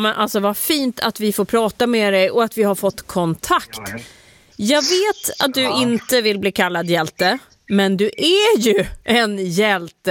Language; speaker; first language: Swedish; native; Swedish